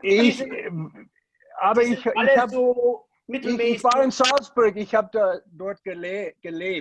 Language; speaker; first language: German; non-native, learner; English